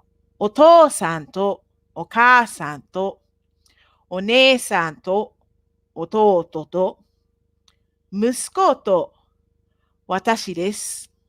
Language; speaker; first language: Japanese; non-native, fluent; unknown